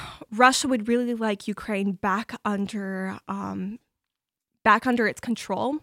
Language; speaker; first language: English; early bilingual, other home language; Ukrainian